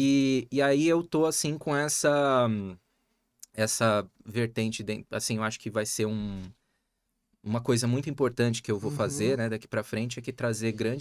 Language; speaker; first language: Portuguese; native; Portuguese